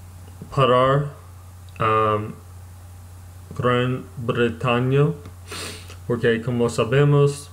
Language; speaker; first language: Spanish; non-native, learner; English